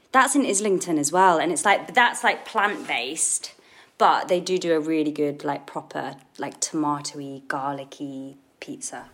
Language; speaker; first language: English; native; English